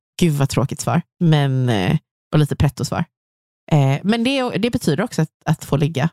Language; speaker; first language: Swedish; native; Swedish